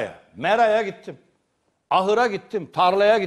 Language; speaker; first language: Turkish; native; Turkish